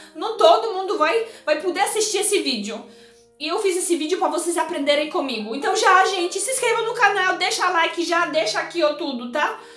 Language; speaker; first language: Portuguese; non-native, fluent; Polish